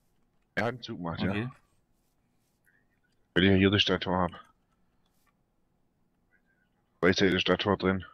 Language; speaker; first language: German; native; German